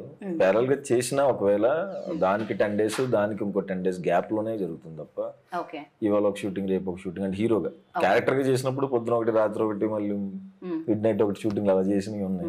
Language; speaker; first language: Telugu; native; Telugu